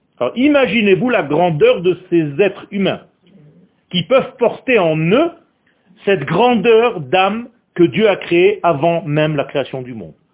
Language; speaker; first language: French; non-native, fluent; Hebrew